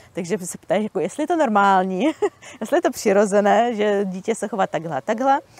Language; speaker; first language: Czech; non-native, fluent; Russian